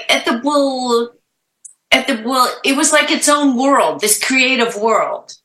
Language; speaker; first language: English; native; English